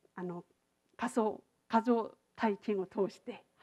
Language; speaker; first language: Japanese; non-native, fluent; Korean